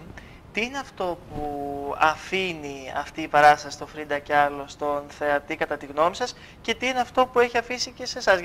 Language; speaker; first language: Greek; native; Greek